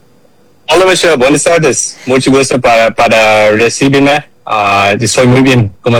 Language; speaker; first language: Spanish; early bilingual, heritage; English